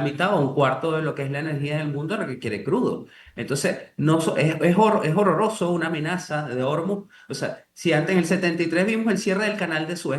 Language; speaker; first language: Spanish; native; Spanish